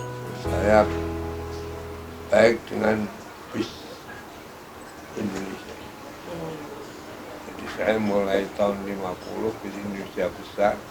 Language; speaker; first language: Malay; non-native, local second language; Javanese